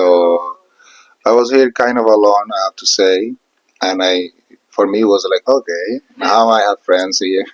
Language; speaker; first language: English; non-native, fluent; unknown